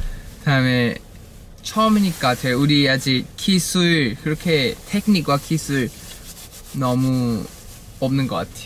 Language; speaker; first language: Korean; non-native, fluent; Thai